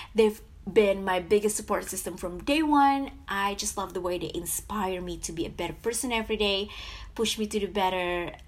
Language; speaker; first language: English; non-native, fluent; Indonesian